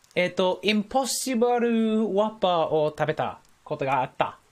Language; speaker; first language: Japanese; non-native, learner; English